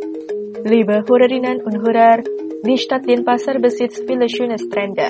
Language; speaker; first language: German; non-native, fluent; Indonesian